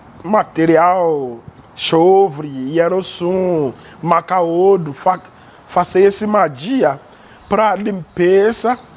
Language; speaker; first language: Portuguese; non-native, learner; Yoruba